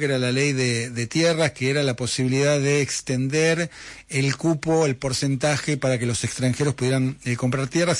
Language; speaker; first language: Spanish; native; Spanish